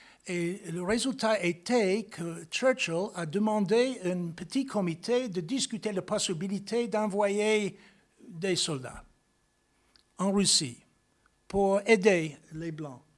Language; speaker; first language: French; non-native, fluent; English